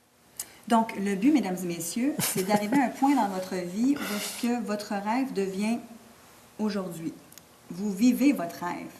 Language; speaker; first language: French; native; French